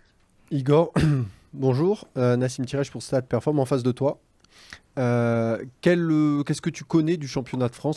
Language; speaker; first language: French; native; French